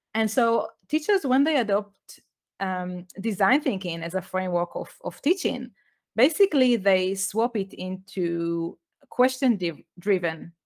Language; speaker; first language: English; non-native, fluent; Hebrew